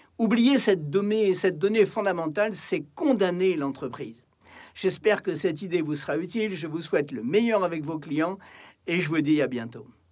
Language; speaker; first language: French; native; French